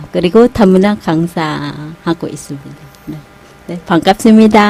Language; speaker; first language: Korean; non-native, learner; Thai